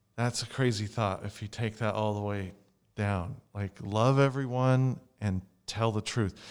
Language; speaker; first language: English; native; English